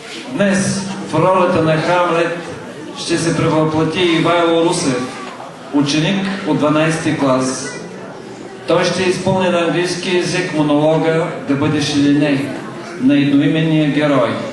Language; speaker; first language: Bulgarian; native; Bulgarian